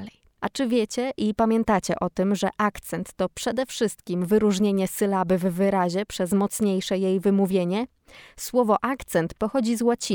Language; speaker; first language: Polish; native; Polish